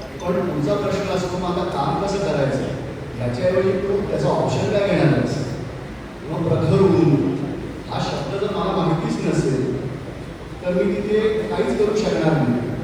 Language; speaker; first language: Marathi; native; Marathi